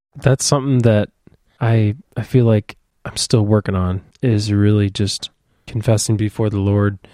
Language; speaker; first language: English; native; English